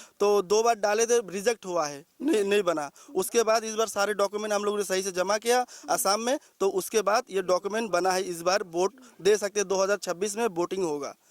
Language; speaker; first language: Hindi; non-native, local second language; Bangla